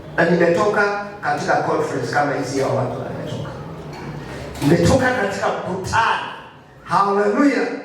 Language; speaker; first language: Swahili; non-native, local second language; Kikuyu